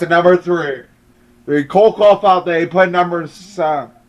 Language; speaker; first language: English; native; English